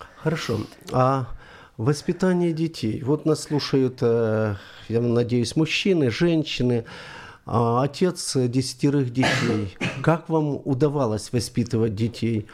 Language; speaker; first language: Russian; native; Russian